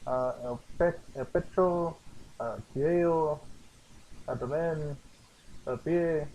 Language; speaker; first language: Spanish; non-native, learner; English